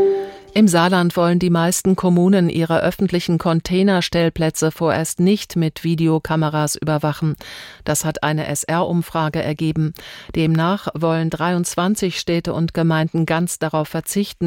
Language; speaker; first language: German; native; German